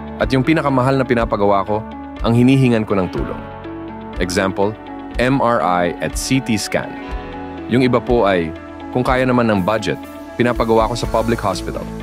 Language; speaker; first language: Filipino; non-native, local second language; Pampanga